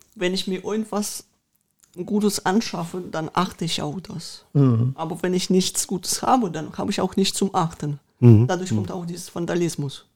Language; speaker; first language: German; early bilingual, other home language; Russian